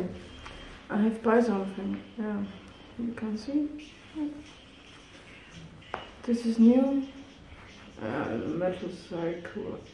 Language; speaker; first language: English; non-native, learner; German